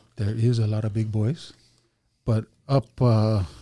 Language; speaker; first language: English; early bilingual, other home language; Hindi